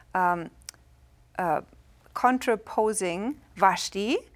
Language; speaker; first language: English; non-native, fluent; German